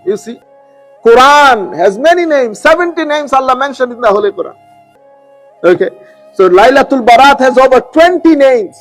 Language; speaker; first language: English; non-native, local second language; Bangla